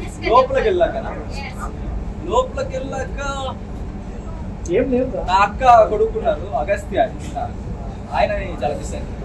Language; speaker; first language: Telugu; non-native, local second language; Kannada